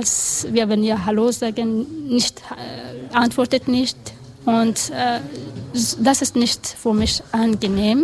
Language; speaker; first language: German; non-native, learner; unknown